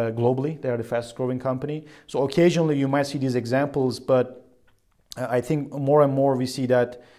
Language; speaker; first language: English; non-native, fluent; Turkish